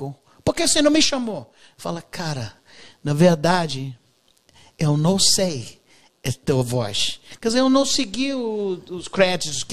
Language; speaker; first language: Portuguese; non-native, learner; English